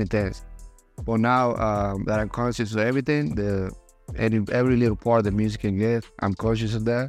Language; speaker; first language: English; non-native, fluent; Spanish